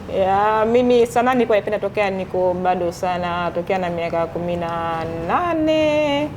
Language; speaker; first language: Swahili; native; Swahili